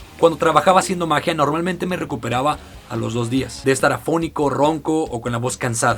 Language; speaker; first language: Spanish; native; Spanish